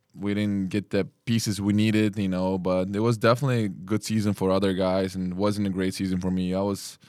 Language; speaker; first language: English; early bilingual, other home language; Lithuanian